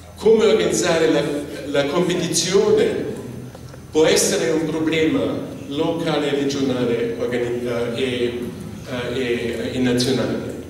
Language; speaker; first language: Italian; non-native, fluent; German